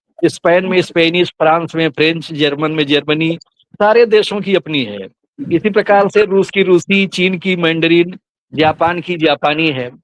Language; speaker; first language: Hindi; native; Hindi